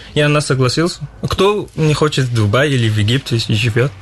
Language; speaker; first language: Russian; non-native, learner; Arabic